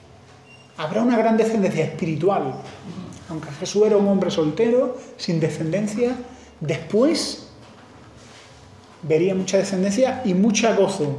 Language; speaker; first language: Spanish; native; Spanish